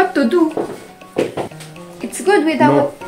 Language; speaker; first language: English; non-native, local second language; Filipino